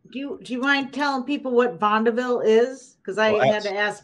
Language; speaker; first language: English; native; English